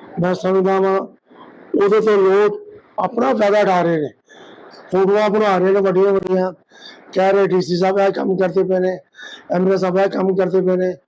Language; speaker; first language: Punjabi; native; Punjabi